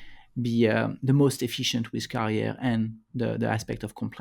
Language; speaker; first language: English; non-native, fluent; French